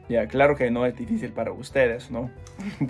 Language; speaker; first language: Spanish; non-native, fluent; English